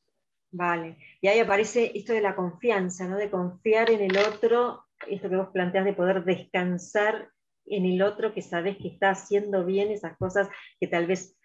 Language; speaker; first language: Spanish; native; Spanish